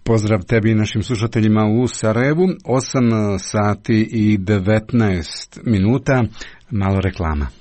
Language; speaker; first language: Croatian; native; Croatian